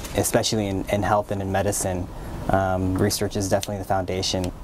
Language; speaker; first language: English; native; English